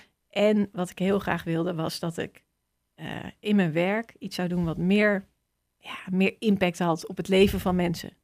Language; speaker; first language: Dutch; native; Dutch